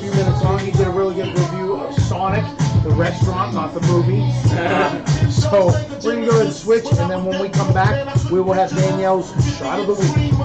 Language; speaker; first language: English; native; English